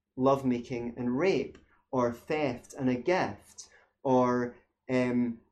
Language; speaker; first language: English; native; English